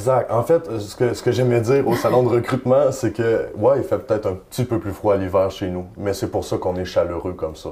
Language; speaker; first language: French; native; French